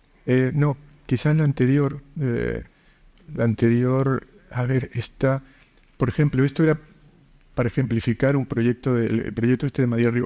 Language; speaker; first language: Spanish; native; Spanish